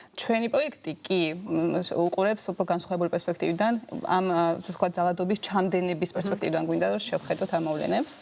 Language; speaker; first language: Georgian; native; Georgian